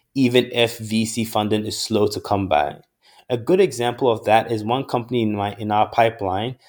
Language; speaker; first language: English; non-native, local second language; Akan